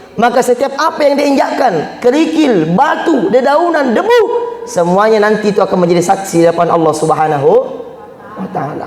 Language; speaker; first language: Indonesian; non-native, local second language; Buginese